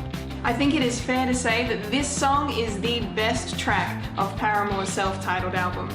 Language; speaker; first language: English; native; English